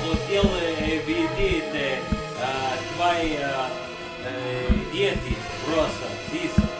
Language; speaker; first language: Russian; non-native, learner; English